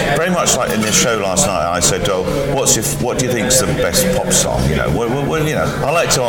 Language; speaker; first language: English; native; English